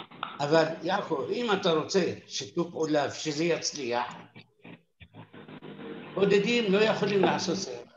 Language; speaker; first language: Hebrew; non-native, fluent; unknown